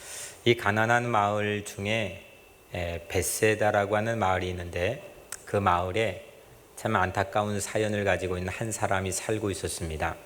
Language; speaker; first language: Korean; native; Korean